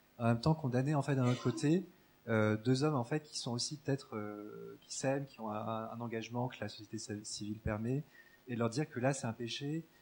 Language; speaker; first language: French; native; French